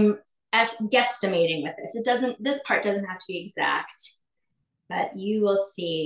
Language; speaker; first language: English; native; English